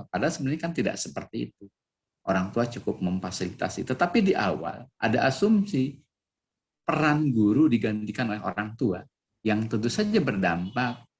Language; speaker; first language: Indonesian; native; Indonesian